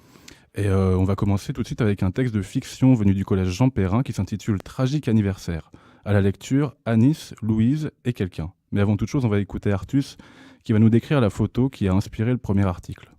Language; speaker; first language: French; native; French